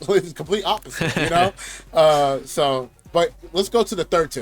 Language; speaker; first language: English; native; English